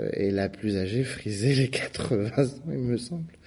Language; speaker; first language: French; native; French